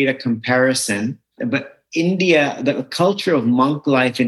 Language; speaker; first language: English; native; English